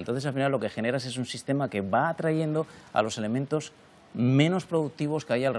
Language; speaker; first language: Spanish; native; Spanish